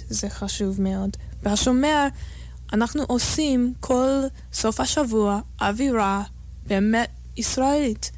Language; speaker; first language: Hebrew; non-native, fluent; English